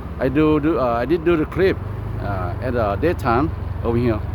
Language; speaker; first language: English; non-native, learner; Lao